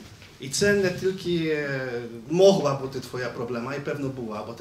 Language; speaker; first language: Ukrainian; native; Ukrainian